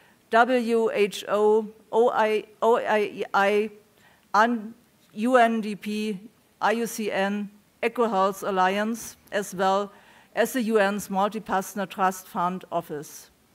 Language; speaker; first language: English; non-native, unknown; German